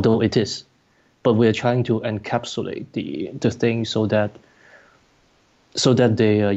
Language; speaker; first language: English; non-native, local second language; Cantonese